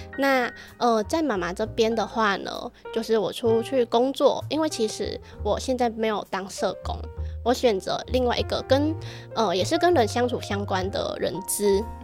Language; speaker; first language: Chinese; early bilingual, other home language; Vietnamese